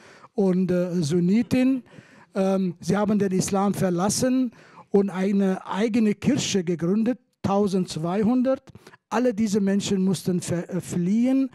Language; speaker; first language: German; non-native, fluent; Kurdish